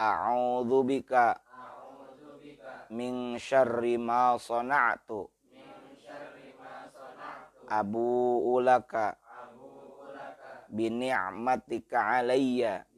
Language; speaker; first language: Arabic; non-native, fluent; Javanese